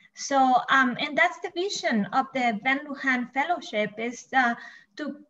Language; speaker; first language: English; non-native, fluent; Spanish